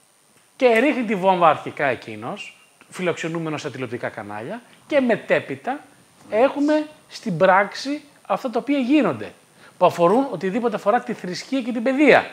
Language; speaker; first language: Greek; native; Greek